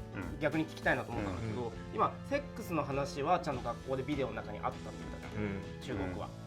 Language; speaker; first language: Japanese; native; Japanese